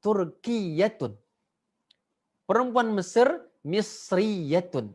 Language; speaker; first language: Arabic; non-native, fluent; Indonesian